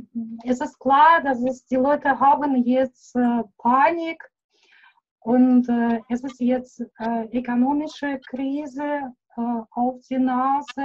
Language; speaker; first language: German; non-native, learner; Russian